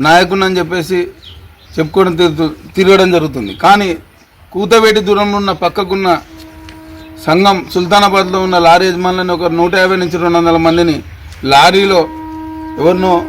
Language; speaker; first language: Telugu; native; Telugu